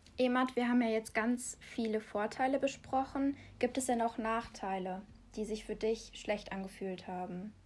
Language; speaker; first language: German; native; German